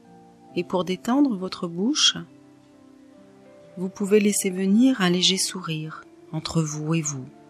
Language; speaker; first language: French; native; French